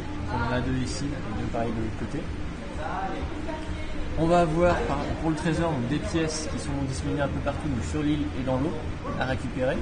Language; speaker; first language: French; native; French